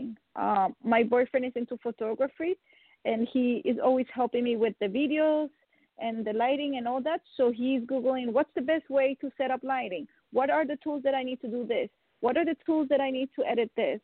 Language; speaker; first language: English; non-native, fluent; Dutch